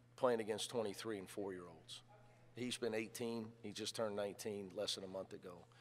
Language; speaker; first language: English; native; English